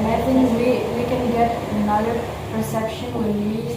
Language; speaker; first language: English; non-native, learner; Indonesian